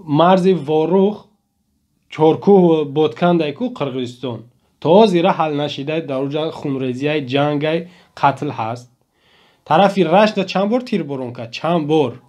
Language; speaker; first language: Tajik; native; Tajik